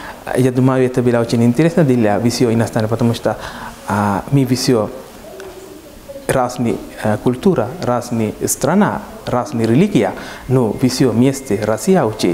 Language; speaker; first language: Russian; non-native, learner; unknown